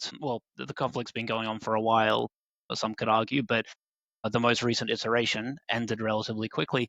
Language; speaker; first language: English; native; English